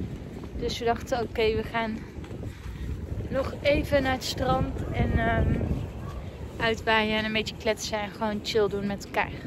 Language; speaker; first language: Dutch; native; Dutch